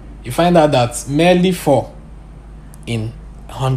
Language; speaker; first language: English; non-native, local second language; Igbo